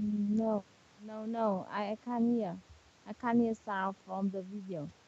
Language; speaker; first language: English; non-native, learner; Vietnamese